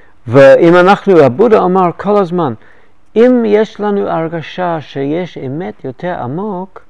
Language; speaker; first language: Hebrew; non-native, fluent; English